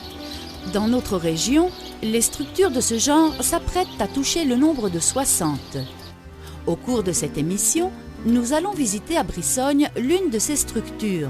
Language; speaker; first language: French; native; French